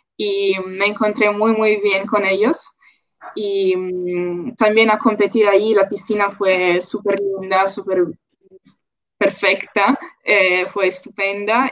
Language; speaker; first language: Spanish; non-native, local second language; Italian